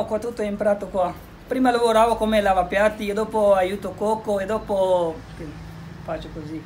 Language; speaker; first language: Italian; non-native, learner; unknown